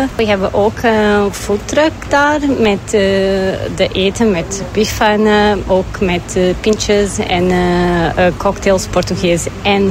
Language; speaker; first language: Dutch; non-native, learner; Portuguese